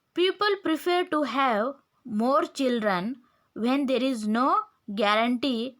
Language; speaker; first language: English; non-native, local second language; Kannada